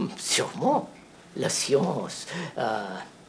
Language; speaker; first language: French; non-native, fluent; Telugu